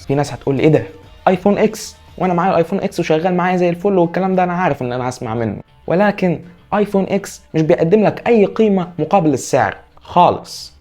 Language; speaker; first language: Arabic; native; Arabic